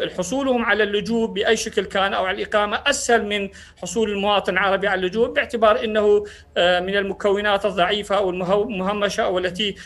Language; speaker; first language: Arabic; non-native, local second language; Central Kurdish